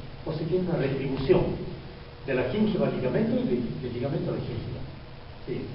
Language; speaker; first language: Spanish; native; Spanish